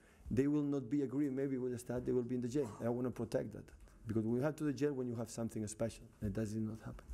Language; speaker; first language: English; non-native, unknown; Catalan